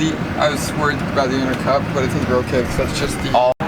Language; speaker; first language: English; native; English